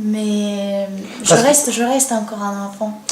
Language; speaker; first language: French; non-native, learner; Bulgarian